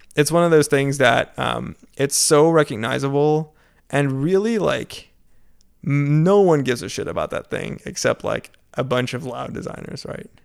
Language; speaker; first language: English; non-native, fluent; Dutch